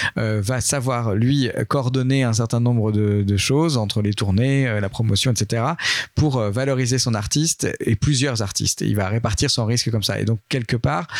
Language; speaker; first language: French; native; French